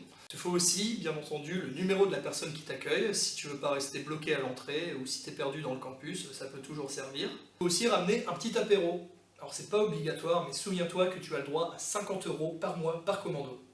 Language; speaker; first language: French; native; French